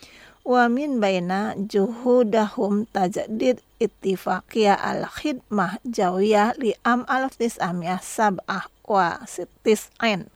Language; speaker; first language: Arabic; non-native, fluent; Indonesian